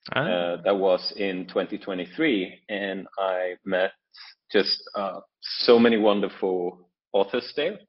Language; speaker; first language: English; non-native, fluent; Norwegian